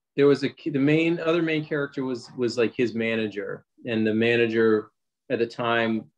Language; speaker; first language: English; native; English